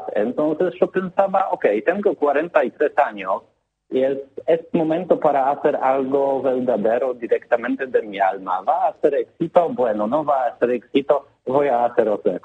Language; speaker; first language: Spanish; non-native, learner; Polish